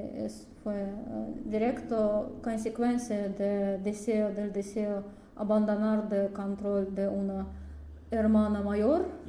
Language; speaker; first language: Spanish; non-native, learner; Russian